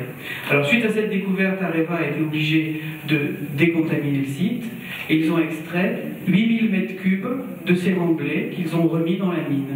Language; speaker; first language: French; native; French